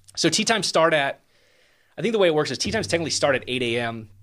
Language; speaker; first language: English; native; English